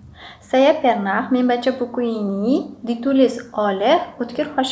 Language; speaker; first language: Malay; non-native, learner; Uzbek